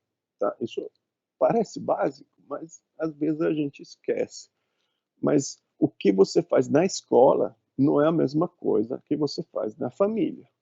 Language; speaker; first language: Portuguese; non-native, fluent; Italian